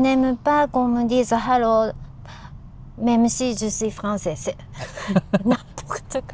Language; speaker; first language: French; non-native, learner; Japanese